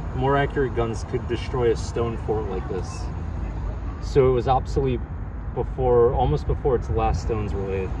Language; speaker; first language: English; native; English